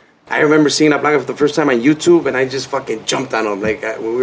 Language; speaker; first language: English; early bilingual, other home language; Spanish